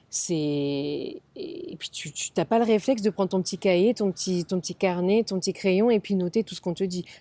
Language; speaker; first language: French; native; French